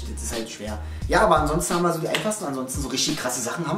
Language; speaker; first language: German; native; German